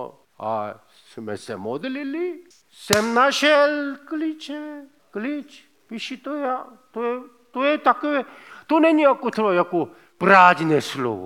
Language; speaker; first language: Czech; non-native, fluent; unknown